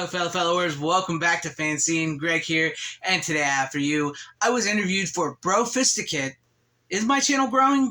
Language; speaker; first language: English; native; English